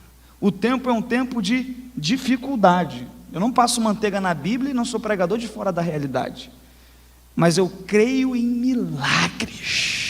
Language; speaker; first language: Portuguese; native; Portuguese